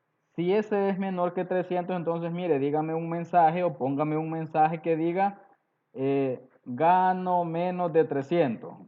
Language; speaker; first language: Spanish; native; Spanish